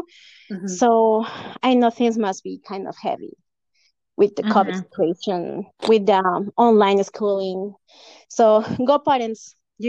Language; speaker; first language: English; non-native, fluent; Spanish